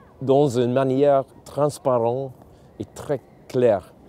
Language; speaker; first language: French; non-native, fluent; English